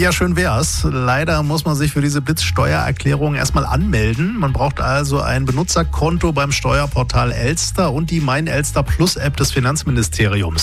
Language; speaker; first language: German; native; German